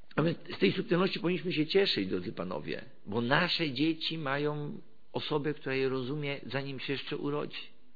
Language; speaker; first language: Polish; native; Polish